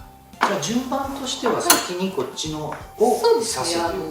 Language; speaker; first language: Japanese; native; Japanese